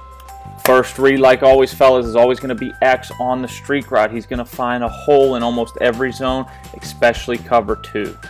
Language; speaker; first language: English; native; English